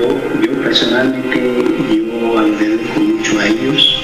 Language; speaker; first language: Spanish; non-native, learner; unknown